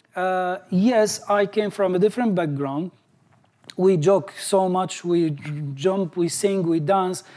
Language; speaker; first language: English; non-native, fluent; Arabic